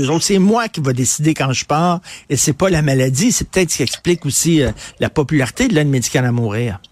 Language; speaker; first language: French; native; French